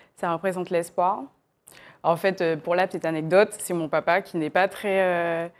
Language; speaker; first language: French; native; French